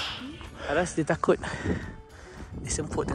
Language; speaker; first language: Malay; native; Malay